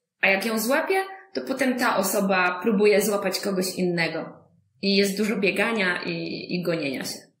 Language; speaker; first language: Polish; native; Polish